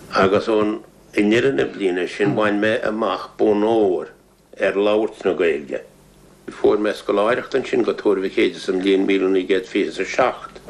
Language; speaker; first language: Irish; non-native, local second language; English